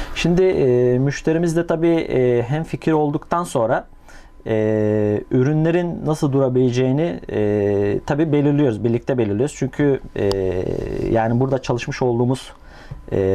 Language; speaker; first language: Turkish; native; Turkish